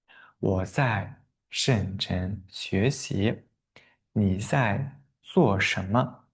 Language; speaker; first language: Chinese; non-native, fluent; Uzbek